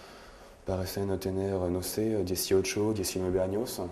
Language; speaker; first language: Spanish; non-native, learner; French